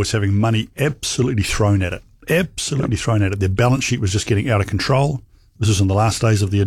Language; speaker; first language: English; native; English